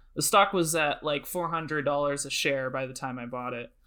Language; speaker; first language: English; native; English